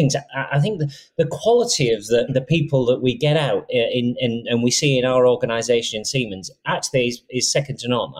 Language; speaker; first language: English; native; English